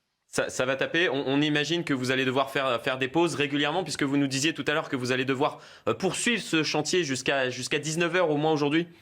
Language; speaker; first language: French; native; French